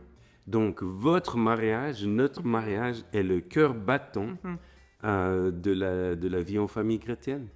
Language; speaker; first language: French; native; French